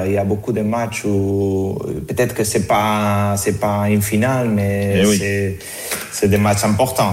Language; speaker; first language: French; non-native, fluent; Spanish